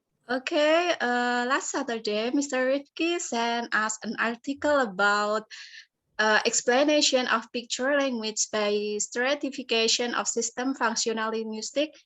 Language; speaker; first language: English; non-native, learner; Indonesian